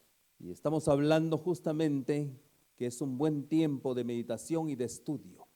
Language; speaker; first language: Spanish; native; Spanish